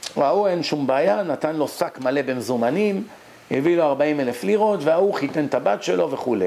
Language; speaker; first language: Hebrew; native; Hebrew